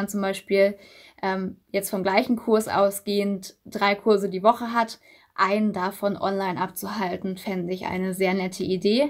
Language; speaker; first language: German; native; German